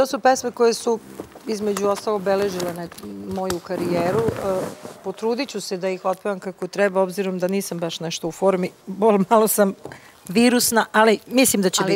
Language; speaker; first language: Serbian; native; Serbian